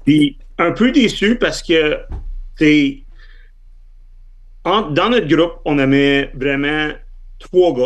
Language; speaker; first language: French; native; French